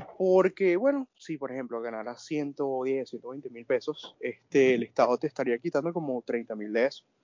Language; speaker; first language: Spanish; native; Spanish